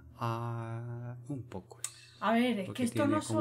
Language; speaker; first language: Spanish; non-native, learner; Korean